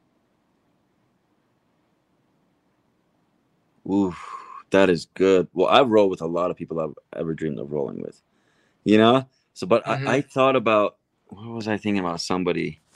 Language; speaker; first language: English; non-native, fluent; Turkish